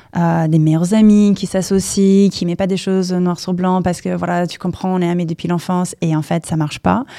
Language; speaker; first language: French; non-native, fluent; English